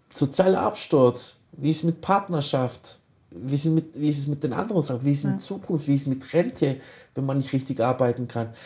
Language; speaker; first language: German; early bilingual, other home language; Kurdish